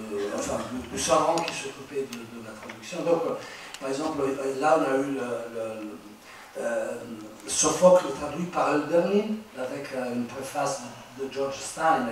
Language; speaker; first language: French; non-native, fluent; Italian